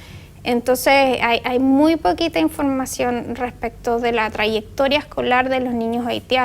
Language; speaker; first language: Spanish; native; Spanish